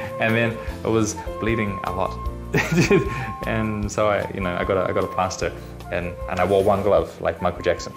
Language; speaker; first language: English; early bilingual, other home language; Chinese